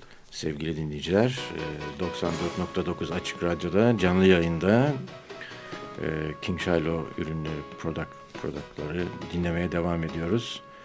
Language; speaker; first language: Turkish; native; Turkish